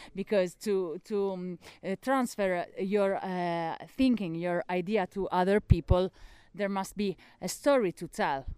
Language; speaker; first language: English; non-native, fluent; Italian